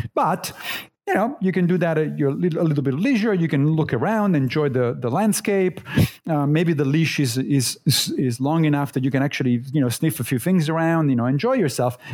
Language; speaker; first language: English; non-native, fluent; Italian